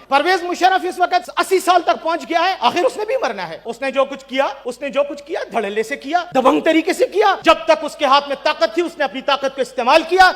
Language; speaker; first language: Urdu; non-native, local second language; Pashto